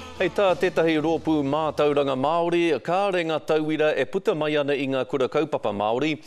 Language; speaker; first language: Māori; non-native, local second language; English